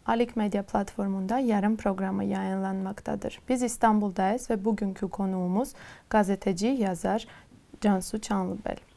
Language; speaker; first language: Turkish; non-native, fluent; Armenian